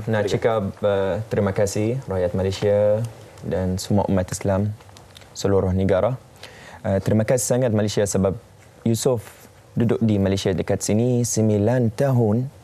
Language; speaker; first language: Indonesian; non-native, fluent; Arabic